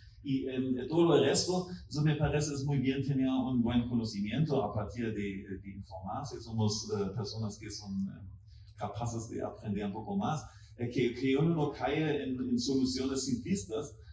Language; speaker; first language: Spanish; non-native, fluent; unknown